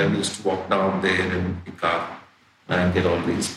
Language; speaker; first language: English; non-native, local second language; Telugu